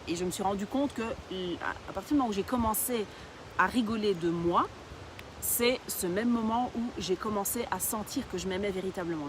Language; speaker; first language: French; early bilingual, other home language; Portuguese